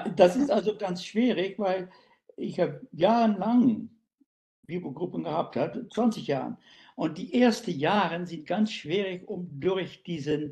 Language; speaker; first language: German; non-native, fluent; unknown